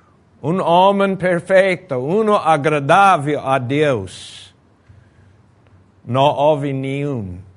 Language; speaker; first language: Portuguese; non-native, fluent; Spanish